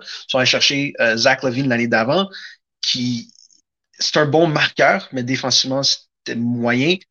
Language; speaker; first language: French; native; French